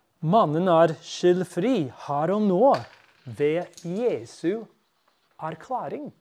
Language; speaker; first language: Norwegian; non-native, fluent; English